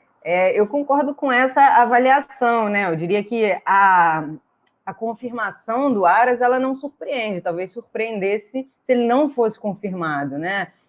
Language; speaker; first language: Portuguese; native; Portuguese